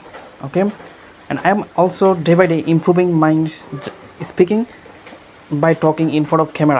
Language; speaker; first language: English; non-native, learner; Bangla